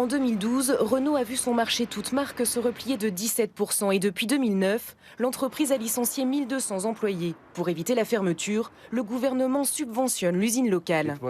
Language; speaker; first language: French; native; French